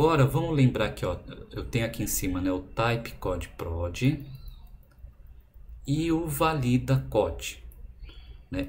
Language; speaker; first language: Portuguese; native; Portuguese